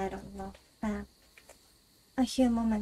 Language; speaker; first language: English; non-native, fluent; Japanese